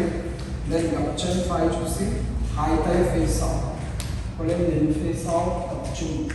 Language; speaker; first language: Vietnamese; non-native, learner; Hindi